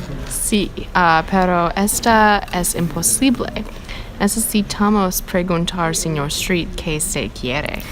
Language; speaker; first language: Spanish; non-native, learner; English